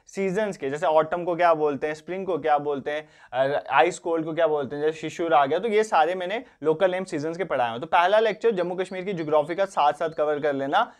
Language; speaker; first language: Hindi; non-native, local second language; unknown